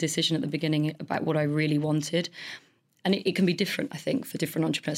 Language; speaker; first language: English; native; English